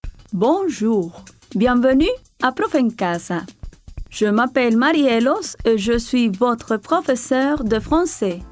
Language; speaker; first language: French; non-native, fluent; Spanish